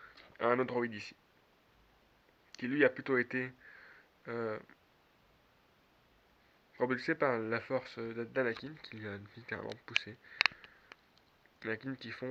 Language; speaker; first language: French; native; French